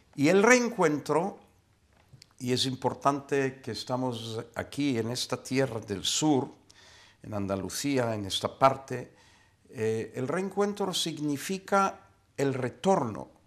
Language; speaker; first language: Spanish; non-native, fluent; Hebrew